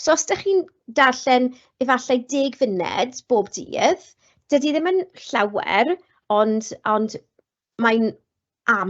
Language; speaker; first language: Welsh; non-native, local second language; English